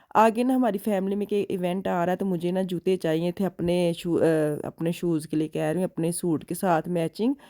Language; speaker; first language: Urdu; non-native, local second language; Punjabi